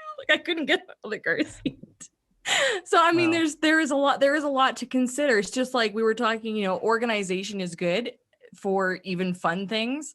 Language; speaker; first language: English; native; English